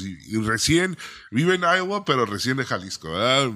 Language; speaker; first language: Spanish; early bilingual, heritage; Spanish